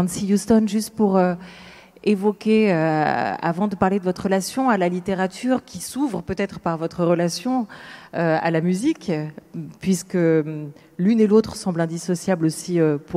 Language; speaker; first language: French; native; French